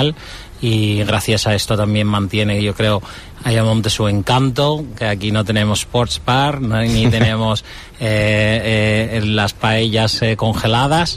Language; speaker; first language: Spanish; non-native, fluent; Dutch